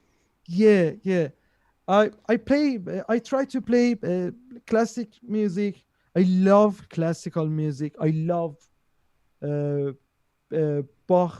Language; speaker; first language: English; non-native, learner; Persian